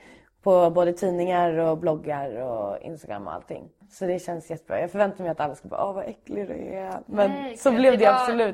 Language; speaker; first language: Swedish; native; Swedish